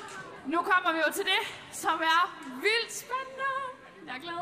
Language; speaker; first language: Danish; native; Danish